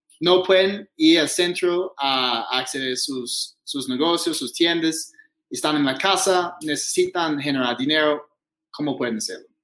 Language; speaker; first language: Spanish; non-native, fluent; English